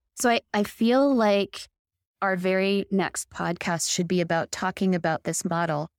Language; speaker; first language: English; native; English